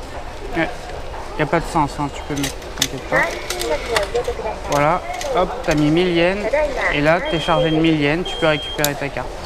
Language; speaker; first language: French; native; French